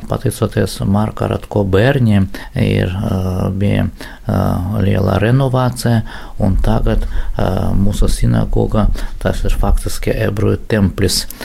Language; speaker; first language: Latvian; non-native, local second language; Russian